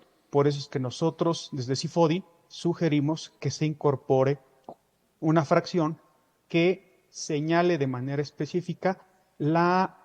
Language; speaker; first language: Spanish; native; Spanish